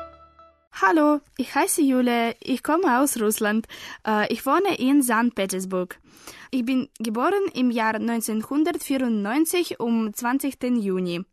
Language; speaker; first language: German; non-native, learner; Russian